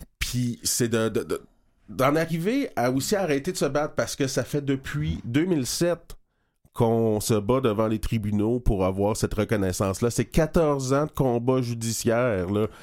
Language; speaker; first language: French; native; French